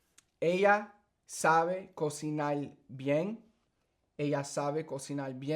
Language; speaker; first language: Spanish; early bilingual, heritage; English